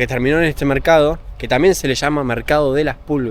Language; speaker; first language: Spanish; native; Spanish